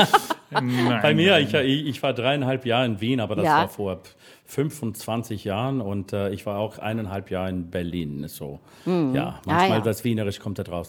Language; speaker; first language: German; non-native, fluent; English